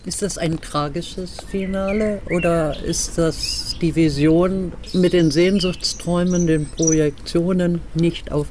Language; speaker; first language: German; native; German